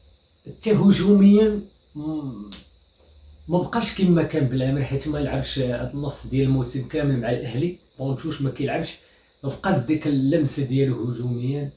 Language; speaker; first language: Arabic; native; Arabic